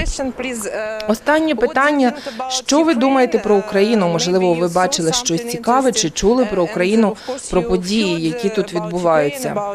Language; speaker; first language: Ukrainian; native; Ukrainian